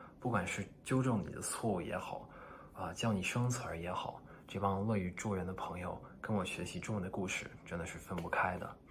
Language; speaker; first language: Chinese; non-native, fluent; English